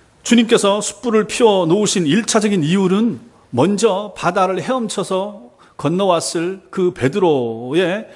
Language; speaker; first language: Korean; native; Korean